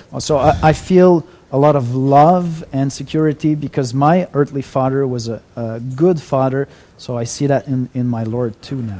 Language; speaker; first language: English; non-native, fluent; French